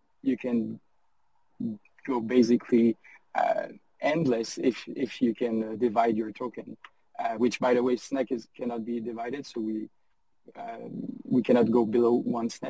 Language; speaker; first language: English; non-native, fluent; French